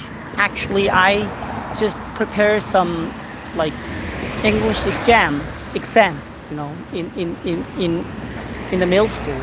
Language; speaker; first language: English; non-native, fluent; Korean